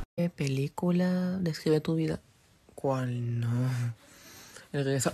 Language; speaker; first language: Spanish; native; Spanish